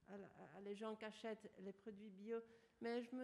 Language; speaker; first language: French; non-native, fluent; Spanish